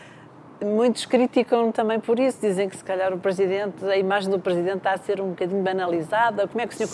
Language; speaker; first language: Portuguese; native; Portuguese